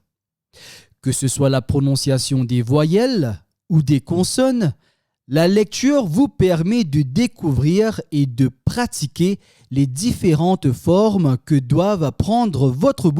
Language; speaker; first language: French; native; French